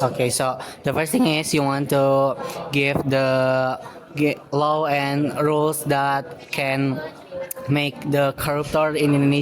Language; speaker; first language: English; non-native, learner; Indonesian